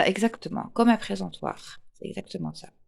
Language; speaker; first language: French; native; French